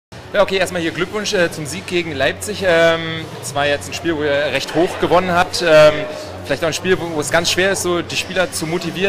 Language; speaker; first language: German; native; German